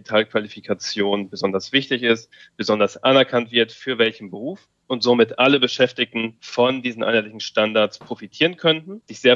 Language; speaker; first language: German; native; German